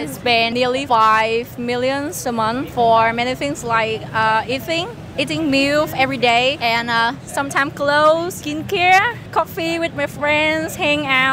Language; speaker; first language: English; non-native, learner; Vietnamese